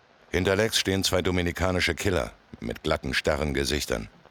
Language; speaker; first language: German; native; German